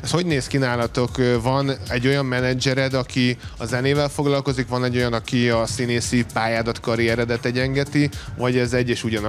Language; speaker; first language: Hungarian; native; Hungarian